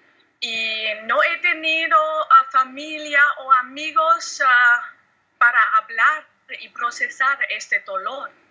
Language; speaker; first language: Spanish; non-native, learner; German